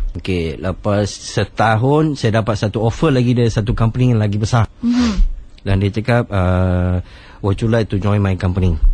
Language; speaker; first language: Malay; non-native, local second language; Chinese